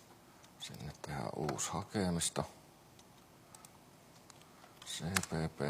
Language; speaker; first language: Finnish; native; Finnish